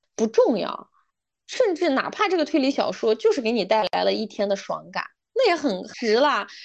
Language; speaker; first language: Chinese; non-native, local second language; Uyghur